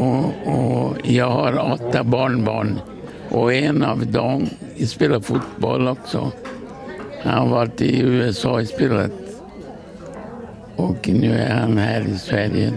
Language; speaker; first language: Swedish; early bilingual, other home language; Portuguese